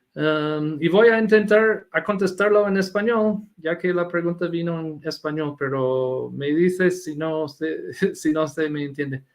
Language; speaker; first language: Spanish; non-native, fluent; English